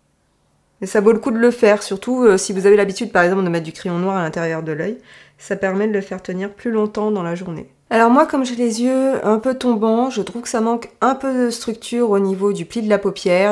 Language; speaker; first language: French; native; French